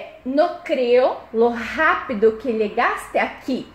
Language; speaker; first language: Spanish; non-native, fluent; Portuguese